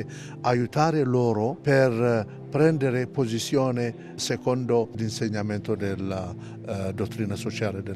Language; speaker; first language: Italian; non-native, fluent; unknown